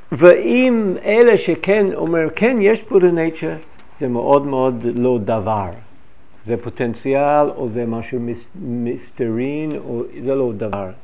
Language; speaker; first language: Hebrew; non-native, fluent; English